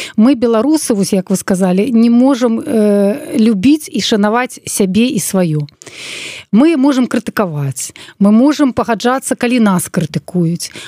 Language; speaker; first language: Belarusian; non-native, local second language; Russian